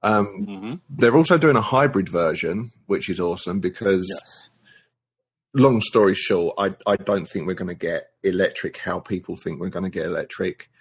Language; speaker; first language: English; native; English